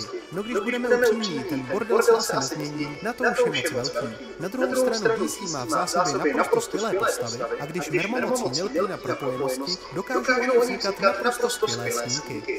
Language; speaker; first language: Czech; native; Czech